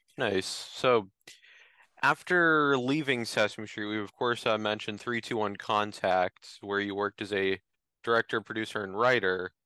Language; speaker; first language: English; native; English